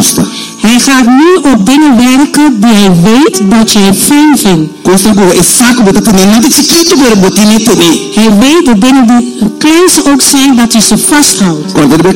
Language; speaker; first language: Dutch; non-native, fluent; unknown